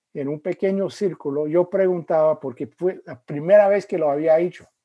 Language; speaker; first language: Spanish; non-native, fluent; English